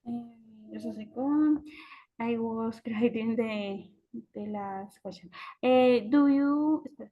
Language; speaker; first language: English; non-native, learner; Spanish